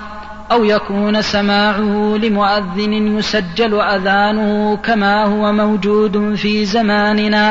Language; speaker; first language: Arabic; native; Arabic